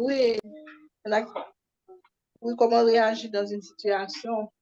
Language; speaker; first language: French; non-native, local second language; Haitian Creole